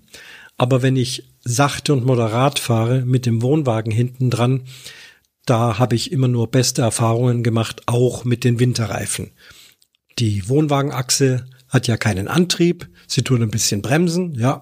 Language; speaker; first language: German; native; German